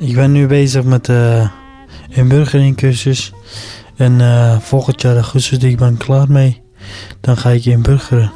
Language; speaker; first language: Dutch; non-native, learner; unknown